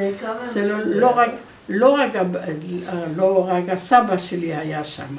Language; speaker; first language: Hebrew; non-native, fluent; Polish